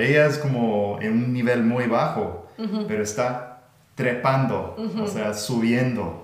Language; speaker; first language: Spanish; non-native, fluent; English